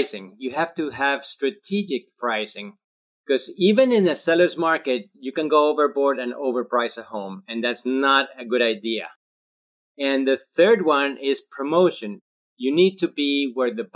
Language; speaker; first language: English; non-native, fluent; Spanish